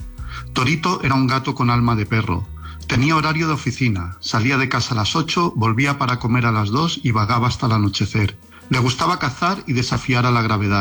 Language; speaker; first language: Spanish; native; Spanish